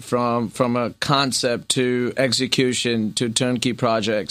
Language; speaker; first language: English; non-native, local second language; Gujarati